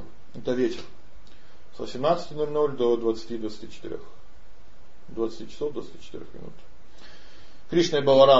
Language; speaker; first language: Russian; native; Russian